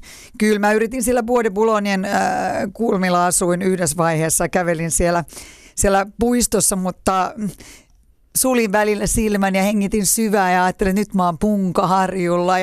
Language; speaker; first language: Finnish; native; Finnish